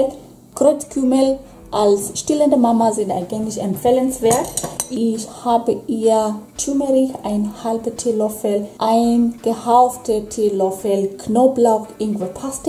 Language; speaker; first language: German; non-native, fluent; Swahili